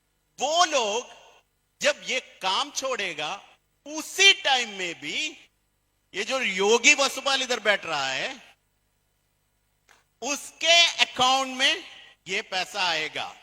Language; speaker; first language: Hindi; non-native, fluent; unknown